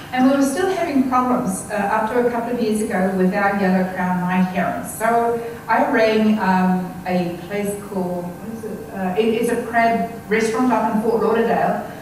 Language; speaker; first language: English; native; English